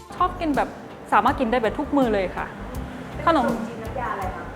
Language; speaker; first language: Thai; non-native, fluent; Korean